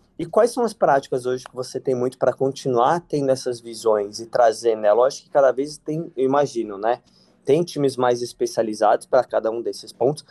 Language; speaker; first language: Portuguese; native; Portuguese